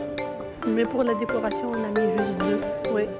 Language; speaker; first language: French; non-native, fluent; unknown